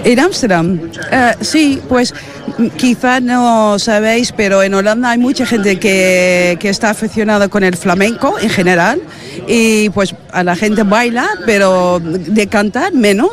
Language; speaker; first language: Spanish; non-native, fluent; Dutch